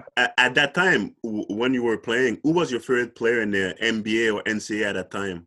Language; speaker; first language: English; non-native, fluent; French